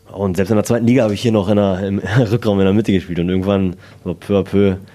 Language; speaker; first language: German; native; German